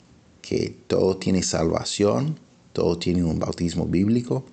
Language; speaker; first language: Spanish; non-native, fluent; English